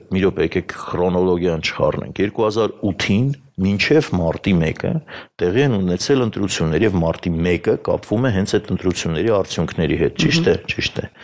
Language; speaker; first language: Armenian; native; Armenian